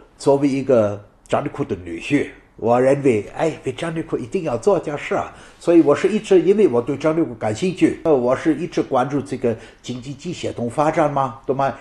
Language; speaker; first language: Chinese; non-native, fluent; German